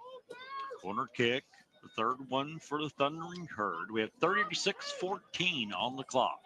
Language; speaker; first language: English; native; English